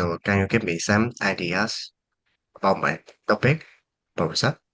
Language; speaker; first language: English; non-native, fluent; Burmese